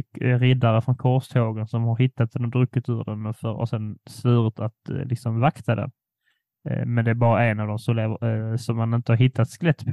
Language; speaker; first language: Swedish; native; Swedish